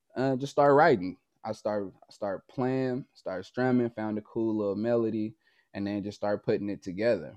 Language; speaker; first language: English; native; English